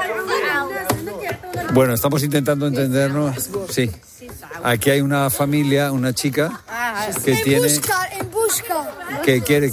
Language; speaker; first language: Spanish; native; Spanish